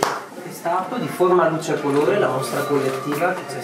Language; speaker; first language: Italian; native; Italian